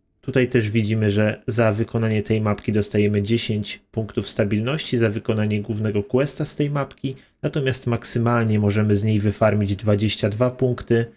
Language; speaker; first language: Polish; native; Polish